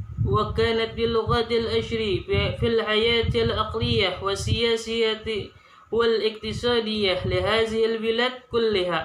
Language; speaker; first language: Arabic; non-native, learner; Indonesian